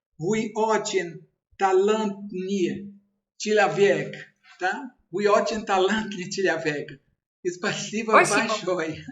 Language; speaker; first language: Russian; non-native, learner; Portuguese